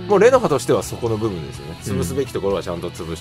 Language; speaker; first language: Japanese; native; Japanese